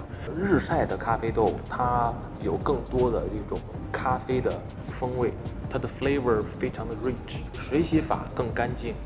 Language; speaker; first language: Chinese; native; Chinese